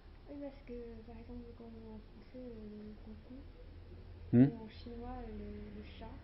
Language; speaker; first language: French; non-native, learner; Chinese